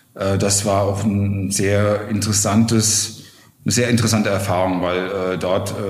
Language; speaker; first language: German; native; German